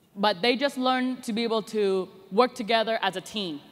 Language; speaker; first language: English; native; English